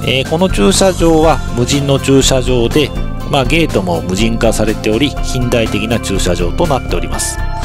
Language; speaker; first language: Japanese; native; Japanese